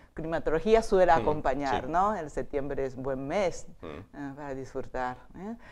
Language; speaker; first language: Spanish; non-native, fluent; Japanese